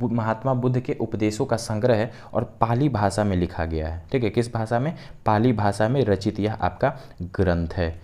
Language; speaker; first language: Hindi; native; Hindi